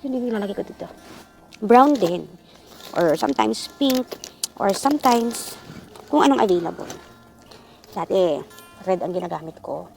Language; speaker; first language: Filipino; non-native, local second language; Iloko